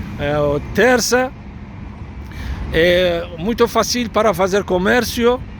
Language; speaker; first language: Portuguese; non-native, learner; Turkish